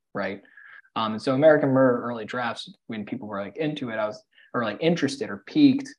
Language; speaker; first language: English; native; English